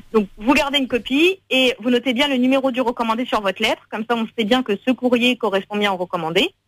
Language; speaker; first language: French; native; French